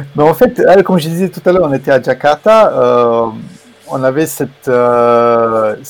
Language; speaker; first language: French; non-native, fluent; Romanian